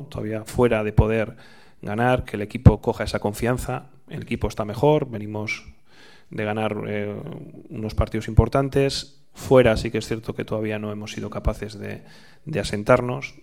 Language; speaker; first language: Spanish; native; Spanish